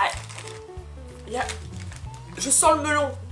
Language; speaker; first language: French; native; French